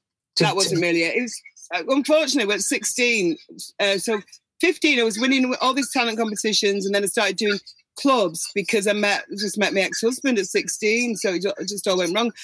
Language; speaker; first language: English; native; English